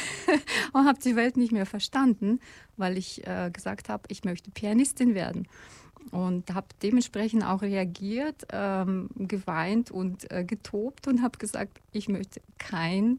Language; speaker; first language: German; non-native, fluent; Russian